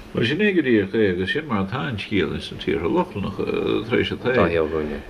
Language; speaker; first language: Irish; native; Irish